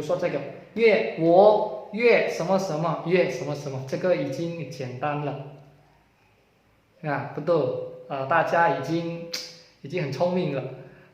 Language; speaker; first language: Chinese; non-native, fluent; Indonesian